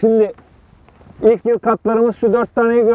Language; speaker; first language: Turkish; native; Turkish